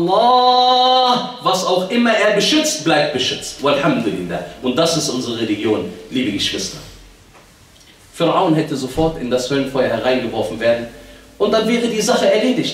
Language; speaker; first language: German; early bilingual, other home language; Arabic